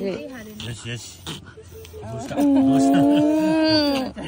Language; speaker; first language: Japanese; native; Japanese